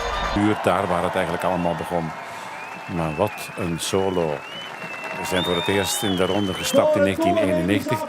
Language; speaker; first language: Dutch; native; Dutch